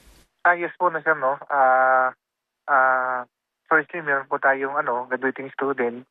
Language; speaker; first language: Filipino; non-native, local second language; Cebuano